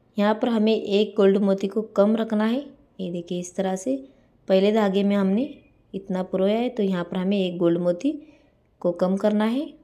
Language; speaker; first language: Hindi; native; Hindi